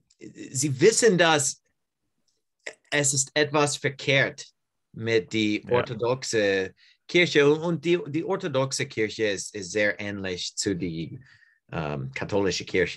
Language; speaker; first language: German; non-native, learner; English